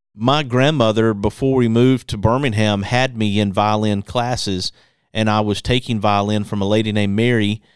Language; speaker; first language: English; native; English